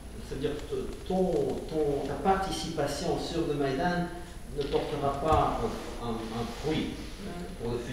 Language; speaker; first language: French; non-native, fluent; Ukrainian